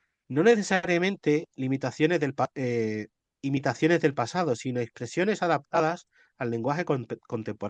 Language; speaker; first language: Spanish; native; Spanish